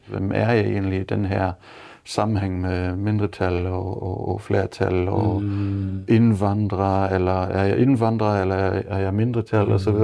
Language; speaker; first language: Danish; non-native, fluent; German